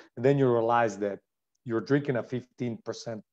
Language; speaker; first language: English; non-native, fluent; Italian